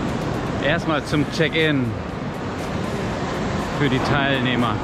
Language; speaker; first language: German; native; German